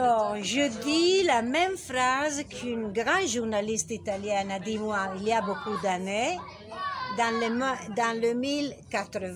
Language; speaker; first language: French; non-native, learner; Italian